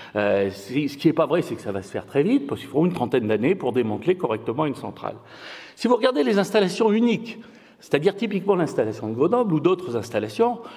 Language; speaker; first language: French; native; French